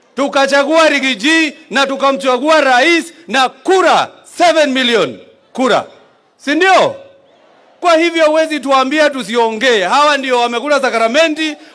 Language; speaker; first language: Swahili; non-native, local second language; Kikuyu